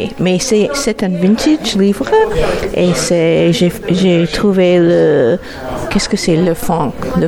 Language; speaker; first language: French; non-native, learner; English